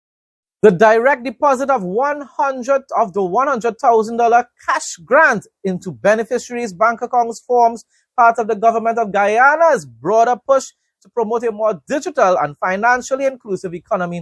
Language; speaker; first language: English; native; English